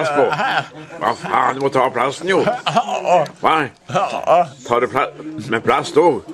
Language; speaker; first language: Swedish; native; Swedish